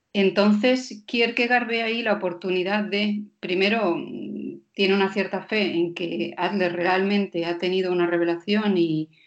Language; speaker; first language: Spanish; non-native, fluent; Danish